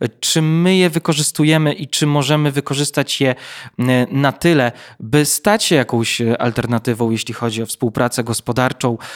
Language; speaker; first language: Polish; native; Polish